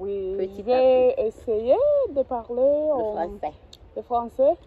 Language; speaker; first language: French; non-native, learner; Kinyarwanda